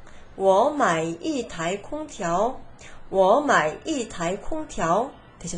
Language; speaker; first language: Chinese; non-native, fluent; Korean